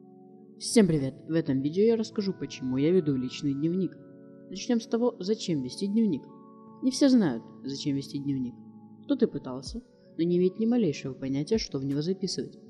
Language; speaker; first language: Russian; native; Russian